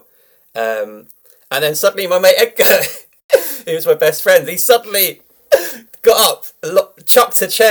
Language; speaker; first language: English; native; English